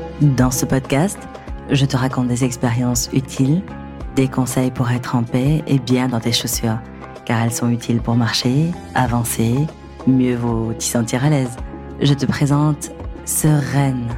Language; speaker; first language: French; native; French